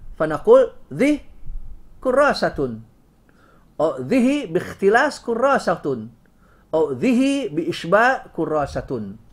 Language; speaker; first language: Arabic; non-native, fluent; Indonesian